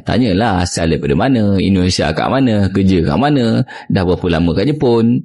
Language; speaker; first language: Malay; native; Malay